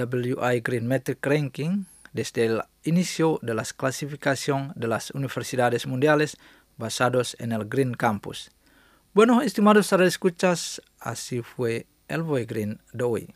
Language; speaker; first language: Spanish; non-native, fluent; Indonesian